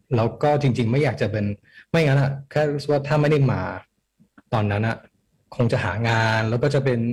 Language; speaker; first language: Thai; early bilingual, heritage; Thai